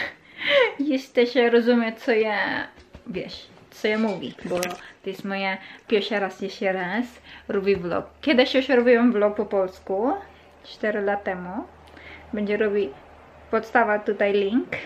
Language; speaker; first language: Polish; non-native, learner; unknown